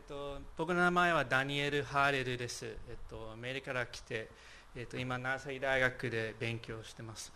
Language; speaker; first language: Japanese; non-native, fluent; English